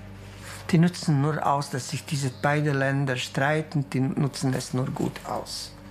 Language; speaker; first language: German; non-native, local second language; Croatian